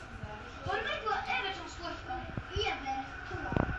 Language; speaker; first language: Swedish; early bilingual, other home language; Kurdish